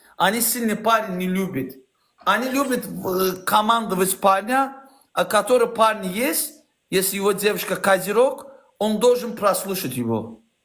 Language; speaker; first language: Russian; non-native, learner; Azerbaijani